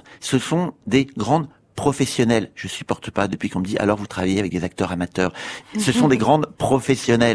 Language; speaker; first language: French; native; French